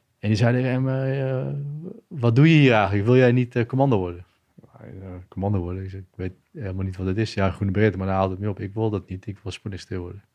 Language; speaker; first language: Dutch; native; Dutch